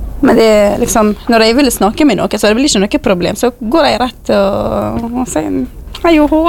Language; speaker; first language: Norwegian; non-native, fluent; Kurdish